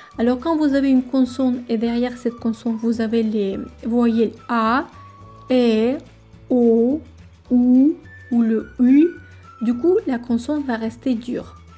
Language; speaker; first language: French; non-native, fluent; Russian